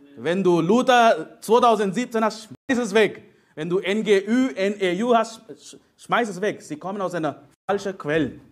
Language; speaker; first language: German; non-native, fluent; Telugu